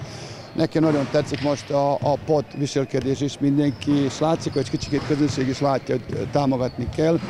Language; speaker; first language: Hungarian; non-native, learner; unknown